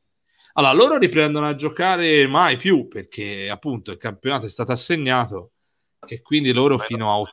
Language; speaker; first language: Italian; native; Italian